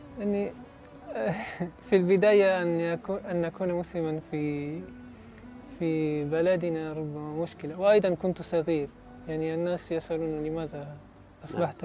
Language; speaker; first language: Arabic; non-native, learner; Italian